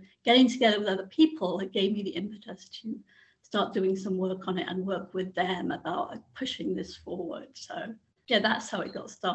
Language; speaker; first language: English; native; English